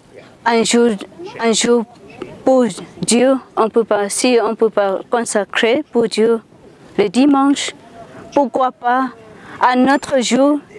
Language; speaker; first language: French; non-native, fluent; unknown